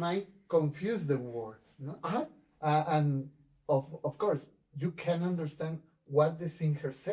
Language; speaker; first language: English; non-native, fluent; Spanish